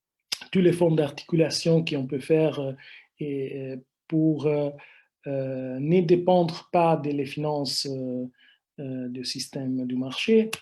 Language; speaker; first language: French; non-native, fluent; Italian